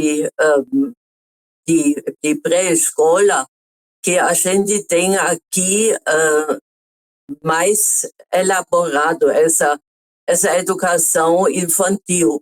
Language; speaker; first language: Portuguese; non-native, fluent; German